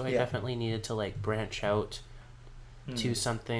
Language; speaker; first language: English; native; English